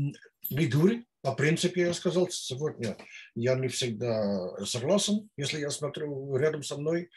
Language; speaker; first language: Russian; non-native, fluent; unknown